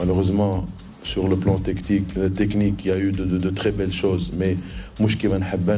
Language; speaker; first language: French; non-native, local second language; Arabic